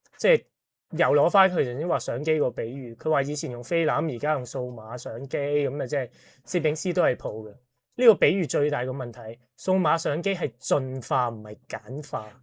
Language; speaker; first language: Cantonese; native; Cantonese